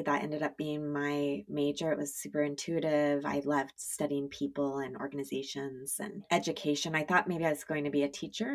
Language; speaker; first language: English; native; English